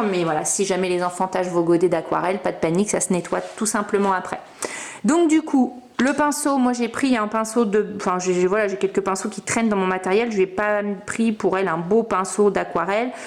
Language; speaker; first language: French; native; French